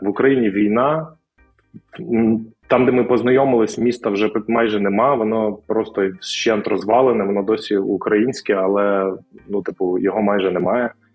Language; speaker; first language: Ukrainian; non-native, local second language; Russian